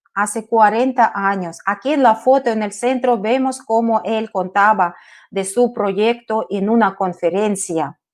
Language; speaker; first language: Spanish; non-native, fluent; Russian